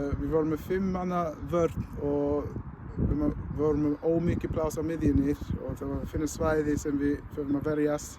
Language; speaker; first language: Icelandic; non-native, learner; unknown